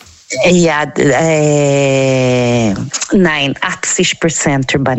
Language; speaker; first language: German; non-native, learner; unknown